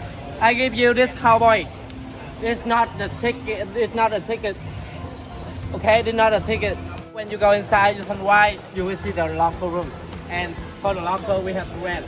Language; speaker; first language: English; non-native, learner; Vietnamese